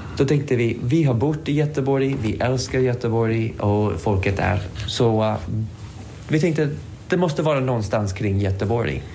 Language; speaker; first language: Swedish; non-native, fluent; English